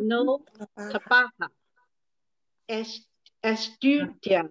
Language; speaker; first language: Spanish; non-native, learner; Chinese